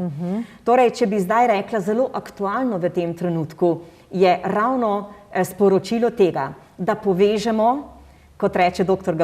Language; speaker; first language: Slovenian; native; Slovenian